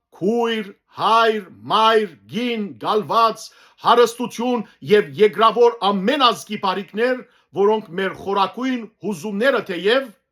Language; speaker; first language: Armenian; native; Armenian